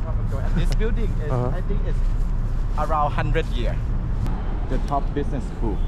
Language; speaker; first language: English; non-native, fluent; Thai